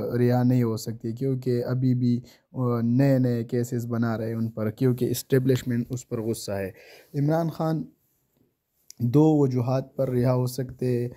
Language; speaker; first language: Urdu; non-native, local second language; Pashto